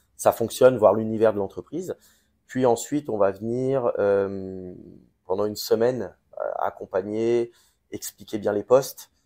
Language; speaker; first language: French; native; French